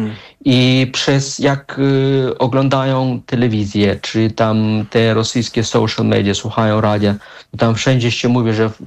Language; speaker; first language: Polish; non-native, fluent; Russian